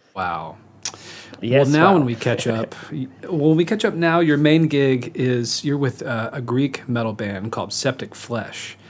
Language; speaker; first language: English; native; English